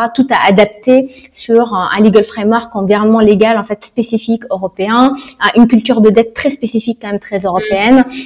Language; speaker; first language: French; non-native, local second language; Arabic